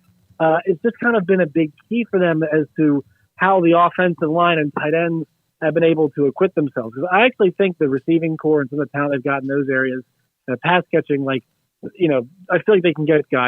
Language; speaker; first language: English; native; English